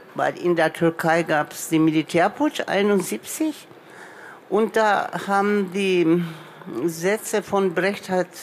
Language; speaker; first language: German; non-native, fluent; Turkish